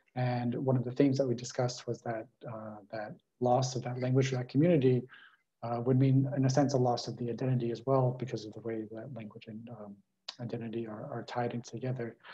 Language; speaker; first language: English; native; English